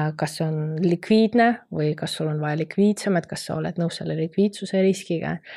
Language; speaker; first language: Estonian; non-native, local second language; Russian